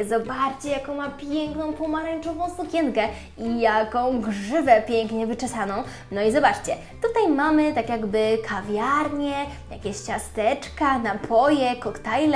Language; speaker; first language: Polish; native; Polish